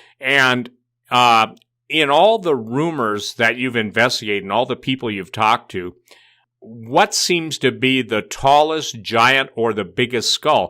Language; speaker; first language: English; native; English